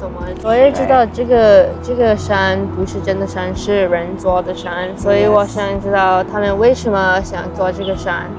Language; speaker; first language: Chinese; non-native, learner; English